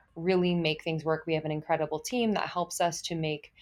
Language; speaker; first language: English; native; English